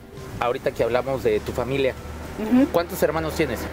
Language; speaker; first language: Spanish; native; Spanish